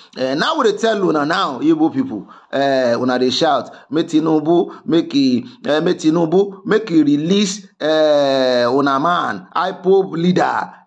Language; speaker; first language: Nigerian Pidgin; non-native, local second language; Yoruba